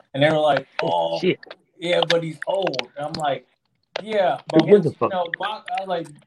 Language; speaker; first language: English; native; English